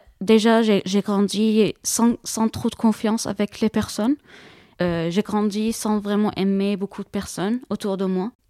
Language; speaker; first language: French; non-native, fluent; Arabic